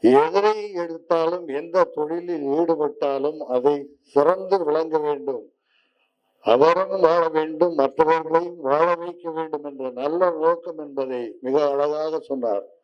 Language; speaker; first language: Tamil; native; Tamil